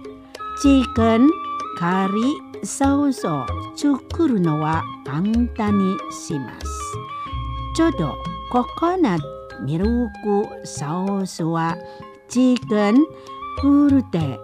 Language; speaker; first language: Japanese; non-native, learner; Indonesian